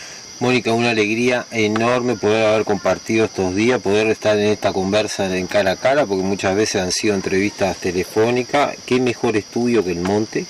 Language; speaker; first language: Spanish; native; Spanish